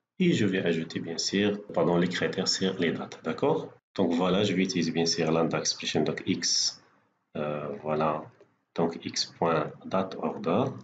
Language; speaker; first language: French; non-native, local second language; Arabic